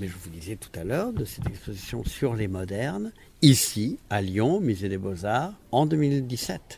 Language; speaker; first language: French; non-native, fluent; Spanish